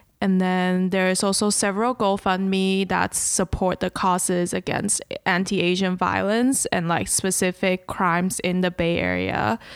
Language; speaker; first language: English; early bilingual, other home language; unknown